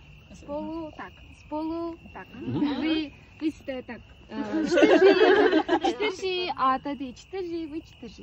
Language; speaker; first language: Czech; non-native, learner; Kara-Kalpak